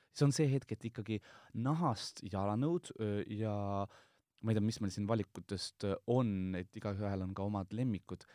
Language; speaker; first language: Estonian; non-native, local second language; Russian